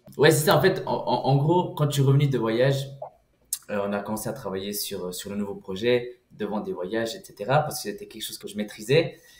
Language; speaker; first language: French; early bilingual, other home language; Portuguese